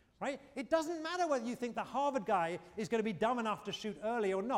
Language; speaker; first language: English; native; English